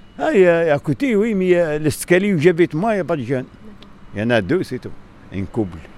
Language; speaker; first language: French; non-native, local second language; Arabic